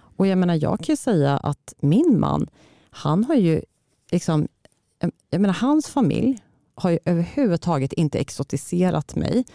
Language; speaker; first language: Swedish; early bilingual, other home language; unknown